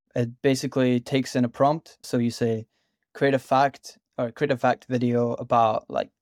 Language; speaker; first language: English; native; English